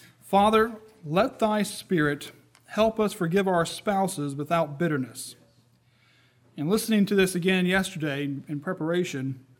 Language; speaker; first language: English; native; English